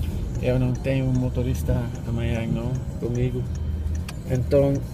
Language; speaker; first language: Portuguese; non-native, learner; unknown